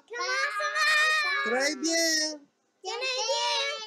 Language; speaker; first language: French; non-native, learner; English